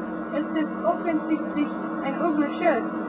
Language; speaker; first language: German; non-native, learner; English